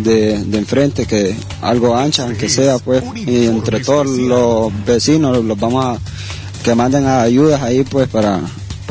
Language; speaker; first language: Spanish; native; Spanish